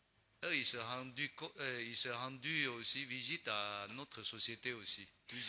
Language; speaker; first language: French; non-native, learner; Chinese